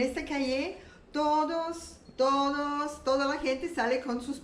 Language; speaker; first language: Spanish; non-native, learner; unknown